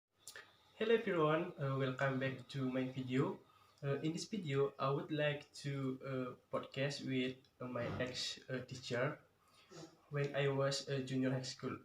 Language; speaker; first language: English; non-native, learner; Indonesian